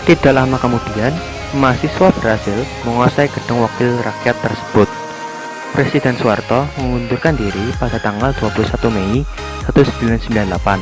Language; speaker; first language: Indonesian; native; Indonesian